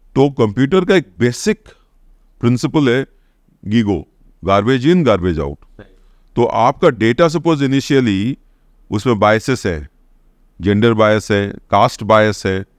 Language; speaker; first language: Hindi; non-native, local second language; Odia